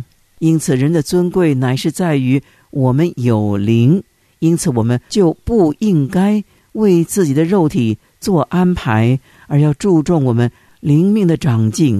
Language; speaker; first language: Chinese; native; Chinese